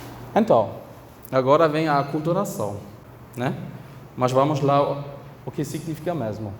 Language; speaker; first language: Portuguese; non-native, fluent; German